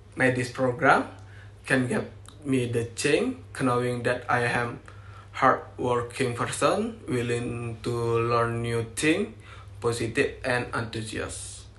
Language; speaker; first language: English; non-native, learner; Indonesian